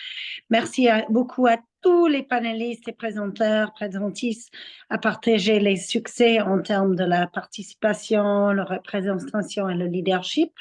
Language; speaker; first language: French; non-native, fluent; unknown